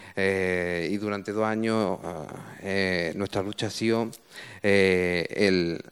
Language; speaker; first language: Spanish; native; Spanish